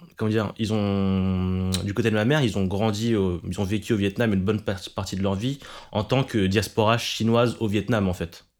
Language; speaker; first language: French; early bilingual, other home language; Cantonese